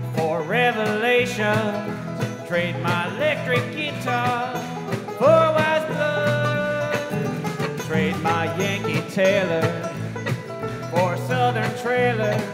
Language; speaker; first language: English; native; English